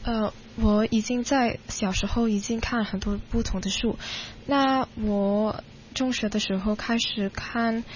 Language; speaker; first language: Chinese; non-native, local second language; Cantonese